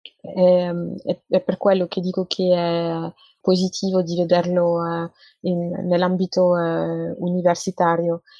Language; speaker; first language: Italian; non-native, fluent; French